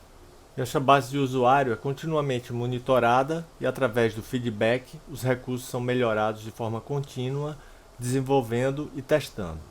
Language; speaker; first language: Portuguese; native; Portuguese